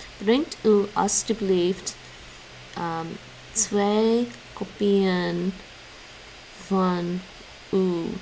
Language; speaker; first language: Dutch; non-native, learner; English